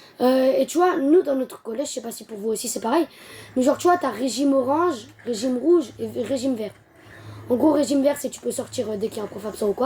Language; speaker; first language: French; native; French